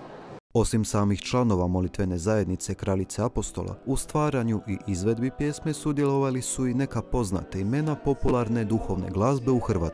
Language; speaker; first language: Croatian; native; Croatian